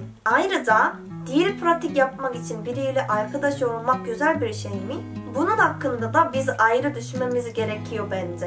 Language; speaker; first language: Turkish; non-native, fluent; Korean